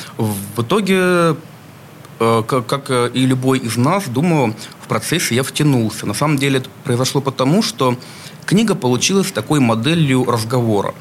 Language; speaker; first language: Russian; native; Russian